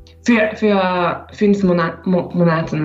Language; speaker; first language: German; non-native, learner; Slovak